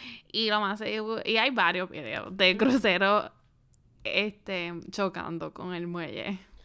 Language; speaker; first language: Spanish; early bilingual, other home language; English